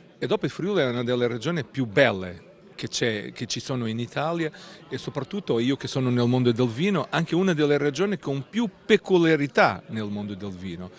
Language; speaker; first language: Italian; non-native, fluent; Portuguese